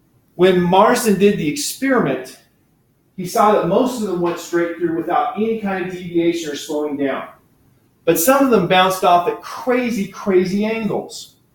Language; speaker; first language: English; native; English